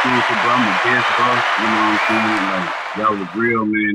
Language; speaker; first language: English; native; English